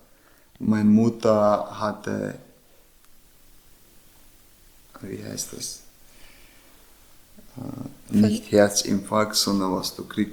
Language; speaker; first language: German; non-native, learner; Chechen